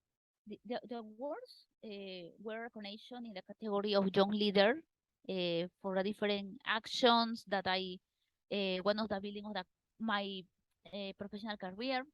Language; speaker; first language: English; non-native, learner; Spanish